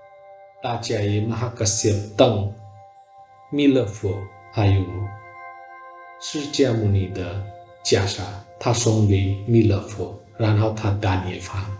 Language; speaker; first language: Chinese; non-native, learner; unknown